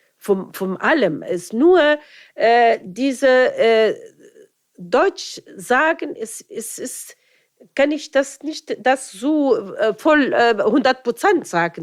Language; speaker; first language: German; non-native, fluent; Arabic